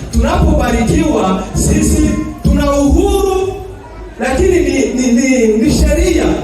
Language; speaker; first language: Swahili; non-native, local second language; Kinyarwanda